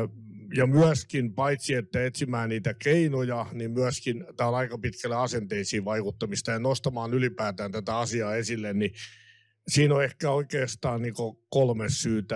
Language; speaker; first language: Finnish; native; Finnish